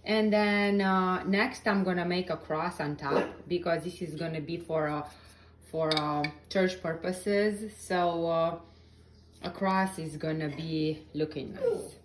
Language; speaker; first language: English; non-native, fluent; Romanian